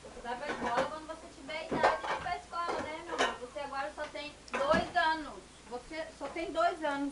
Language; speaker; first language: Portuguese; native; Portuguese